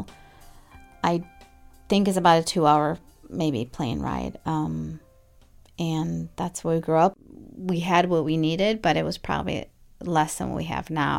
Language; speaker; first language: English; early bilingual, other home language; Spanish